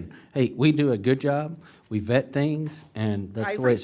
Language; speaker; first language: English; native; English